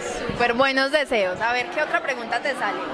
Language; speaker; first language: Spanish; native; Spanish